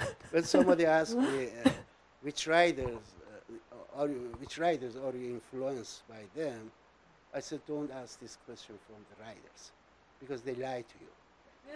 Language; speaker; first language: English; non-native, fluent; Persian